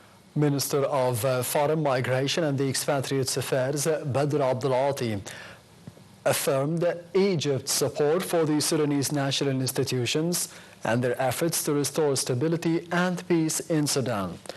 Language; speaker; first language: English; non-native, local second language; Arabic